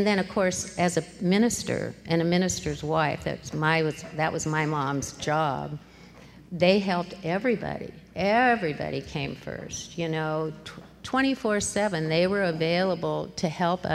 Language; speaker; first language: English; native; English